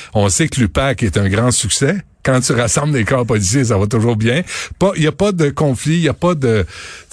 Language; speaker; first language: French; native; French